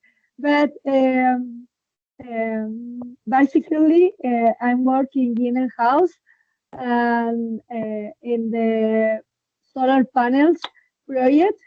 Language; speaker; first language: English; non-native, learner; Spanish